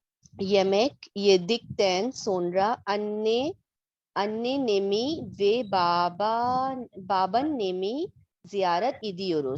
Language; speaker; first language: Turkish; non-native, learner; Urdu